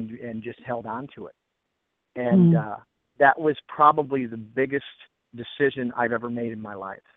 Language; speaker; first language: English; native; English